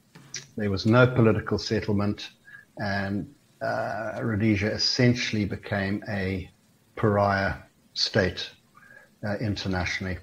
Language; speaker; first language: English; native; English